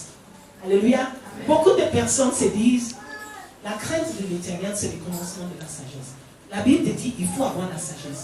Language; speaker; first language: French; non-native, fluent; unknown